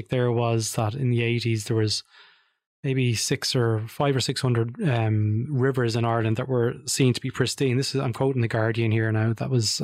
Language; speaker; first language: English; native; English